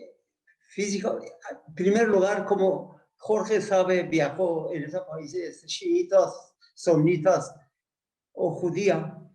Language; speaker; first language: Spanish; non-native, fluent; Persian